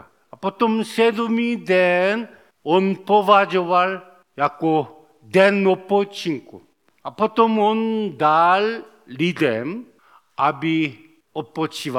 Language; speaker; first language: Czech; non-native, learner; Korean